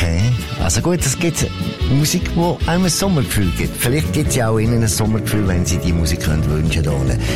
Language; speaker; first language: German; native; German